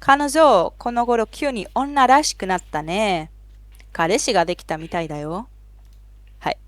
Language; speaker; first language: Japanese; non-native, fluent; Spanish